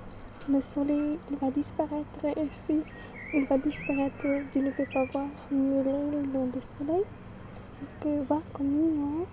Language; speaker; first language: French; non-native, learner; German